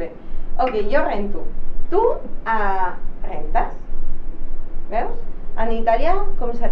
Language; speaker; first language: Catalan; native; Catalan